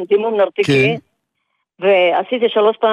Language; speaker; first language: Hebrew; non-native, fluent; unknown